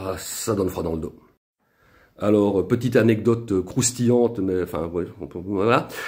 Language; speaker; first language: French; native; French